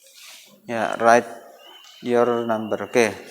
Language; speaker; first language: English; non-native, fluent; Indonesian